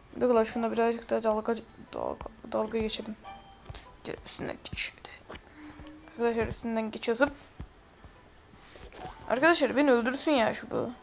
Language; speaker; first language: Turkish; native; Turkish